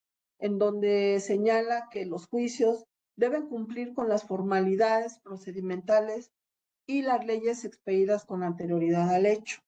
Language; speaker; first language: Spanish; native; Spanish